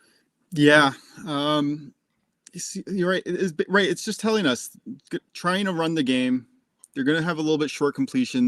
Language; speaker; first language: English; native; English